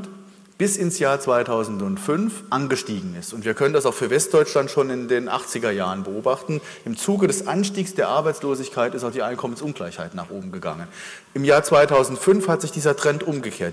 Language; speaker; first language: German; native; German